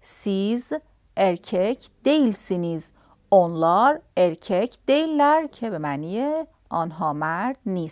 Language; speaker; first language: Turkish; non-native, fluent; Persian